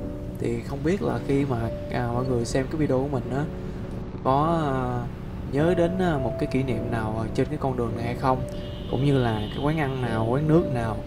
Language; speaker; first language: Vietnamese; native; Vietnamese